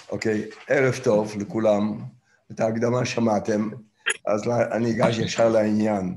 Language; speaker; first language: Hebrew; non-native, fluent; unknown